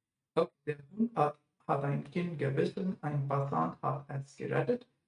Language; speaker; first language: German; non-native, fluent; English